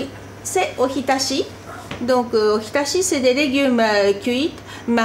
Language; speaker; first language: French; non-native, fluent; Japanese